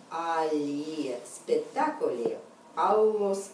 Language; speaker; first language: Italian; non-native, learner; Russian